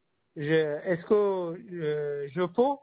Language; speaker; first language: French; non-native, learner; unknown